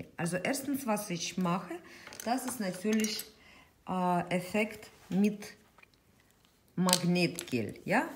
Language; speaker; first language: German; non-native, fluent; Russian